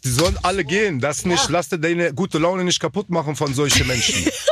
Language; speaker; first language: German; native; German